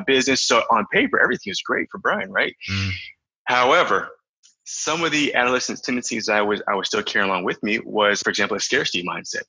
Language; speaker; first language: English; native; English